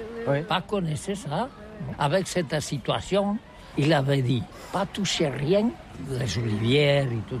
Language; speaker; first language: French; non-native, learner; Catalan